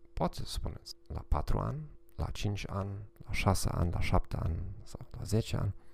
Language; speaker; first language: Romanian; non-native, fluent; German